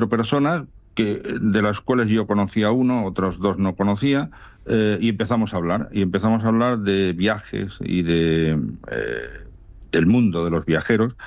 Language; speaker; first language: Spanish; native; Spanish